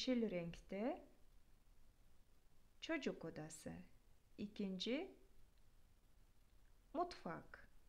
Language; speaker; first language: Turkish; non-native, fluent; Kyrgyz